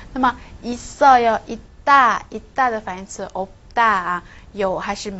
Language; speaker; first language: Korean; non-native, fluent; Chinese